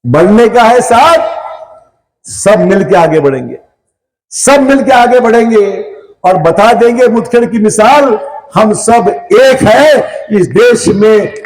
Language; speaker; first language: Hindi; non-native, local second language; Marathi